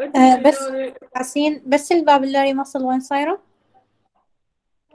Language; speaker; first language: Arabic; native; Arabic